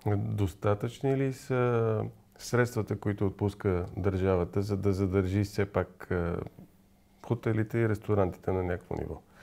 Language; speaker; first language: Bulgarian; native; Bulgarian